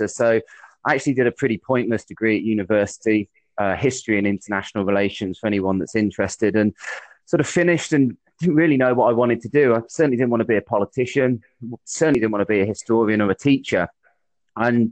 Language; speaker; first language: English; native; English